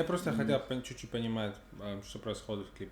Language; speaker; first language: Russian; non-native, fluent; English